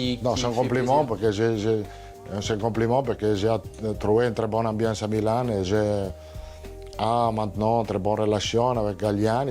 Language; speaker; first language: French; non-native, fluent; Italian